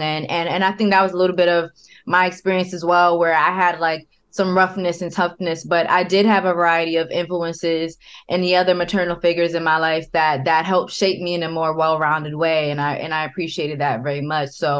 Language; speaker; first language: English; native; English